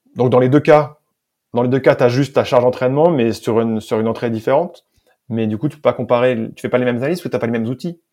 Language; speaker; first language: French; native; French